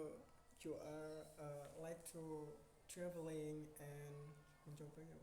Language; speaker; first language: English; non-native, learner; Indonesian